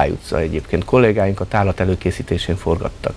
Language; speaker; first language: Hungarian; native; Hungarian